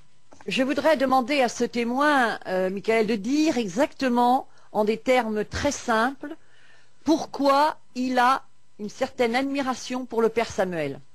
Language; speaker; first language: French; native; French